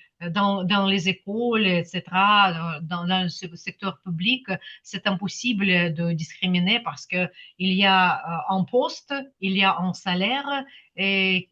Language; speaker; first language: French; non-native, fluent; Ukrainian